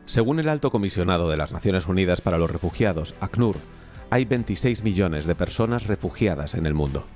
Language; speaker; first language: Spanish; native; Spanish